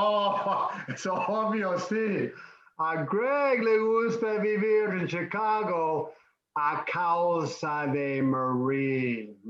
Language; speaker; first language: Spanish; non-native, fluent; English